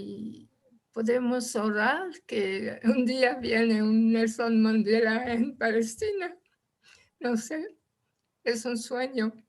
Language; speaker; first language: Spanish; non-native, fluent; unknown